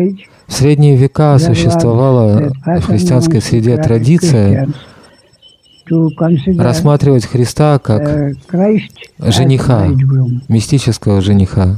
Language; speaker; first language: Russian; native; Russian